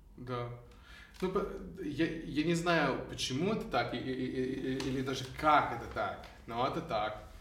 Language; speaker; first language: Russian; non-native, fluent; English